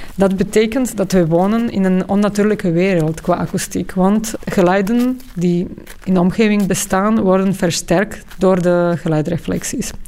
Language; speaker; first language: Dutch; non-native, fluent; Slovak